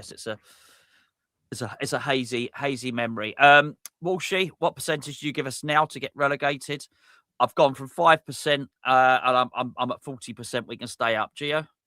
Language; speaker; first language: English; native; English